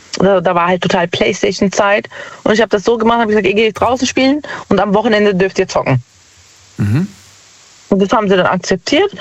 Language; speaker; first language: German; native; German